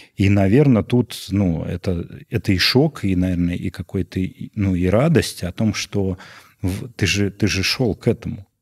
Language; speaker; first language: Russian; native; Russian